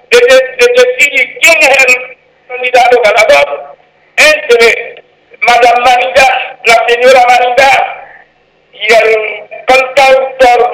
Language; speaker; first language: Spanish; non-native, fluent; Haitian Creole